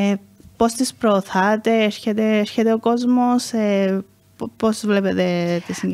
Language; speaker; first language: Greek; native; Greek